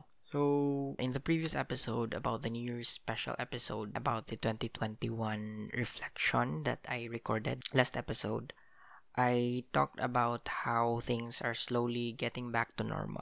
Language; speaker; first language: English; non-native, local second language; Cebuano